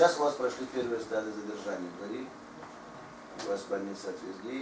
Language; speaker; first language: Russian; native; Russian